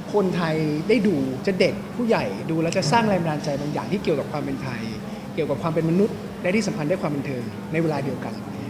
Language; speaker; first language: Thai; native; Thai